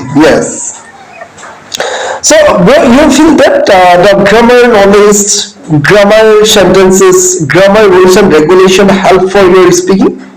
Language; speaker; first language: English; non-native, learner; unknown